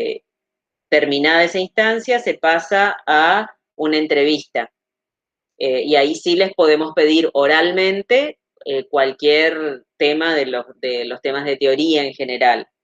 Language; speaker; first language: Spanish; native; Spanish